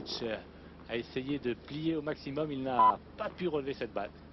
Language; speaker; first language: French; native; French